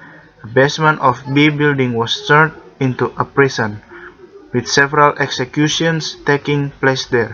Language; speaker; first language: English; non-native, learner; Indonesian